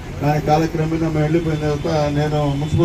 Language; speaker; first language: Telugu; native; Telugu